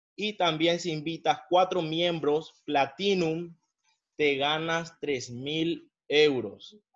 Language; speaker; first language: Spanish; native; Spanish